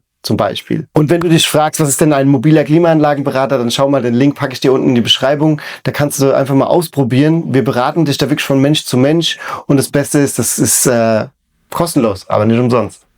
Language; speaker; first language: German; native; German